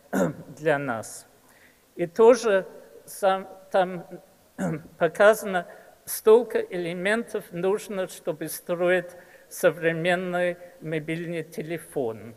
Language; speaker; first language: Russian; early bilingual, heritage; English